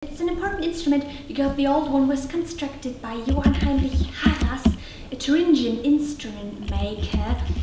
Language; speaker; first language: English; non-native, fluent; German